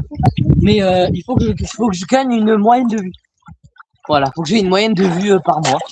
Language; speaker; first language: French; native; French